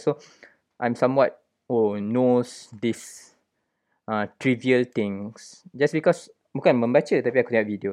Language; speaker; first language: English; non-native, local second language; Malay